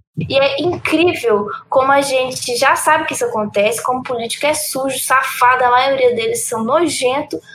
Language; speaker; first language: Portuguese; early bilingual, heritage; Portuguese